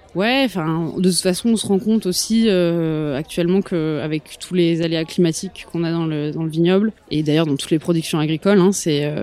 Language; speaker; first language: French; native; French